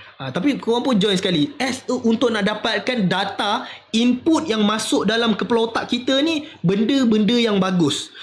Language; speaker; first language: Malay; native; Malay